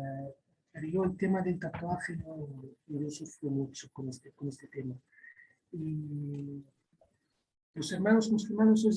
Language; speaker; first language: Spanish; non-native, fluent; Arabic